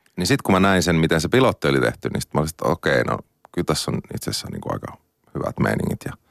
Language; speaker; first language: Finnish; native; Finnish